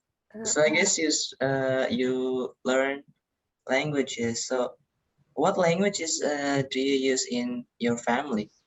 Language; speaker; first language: English; non-native, learner; Indonesian